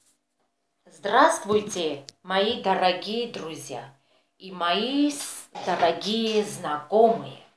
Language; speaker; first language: Russian; non-native, fluent; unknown